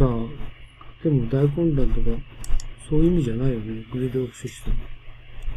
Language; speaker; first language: Japanese; native; Japanese